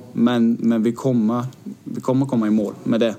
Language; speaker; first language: Swedish; non-native, fluent; Danish